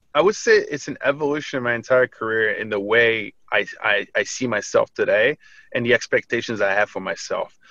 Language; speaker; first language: English; early bilingual, other home language; French